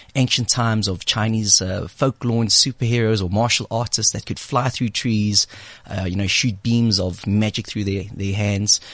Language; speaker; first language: English; native; English